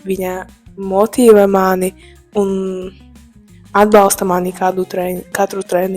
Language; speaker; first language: Latvian; non-native, local second language; Russian